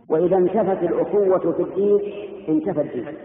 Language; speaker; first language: Arabic; native; Arabic